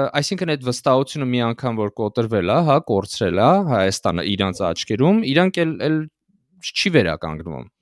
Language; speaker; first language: Armenian; native; Armenian